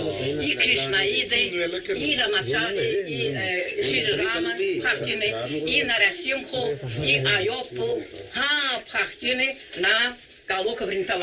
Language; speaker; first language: Russian; non-native, learner; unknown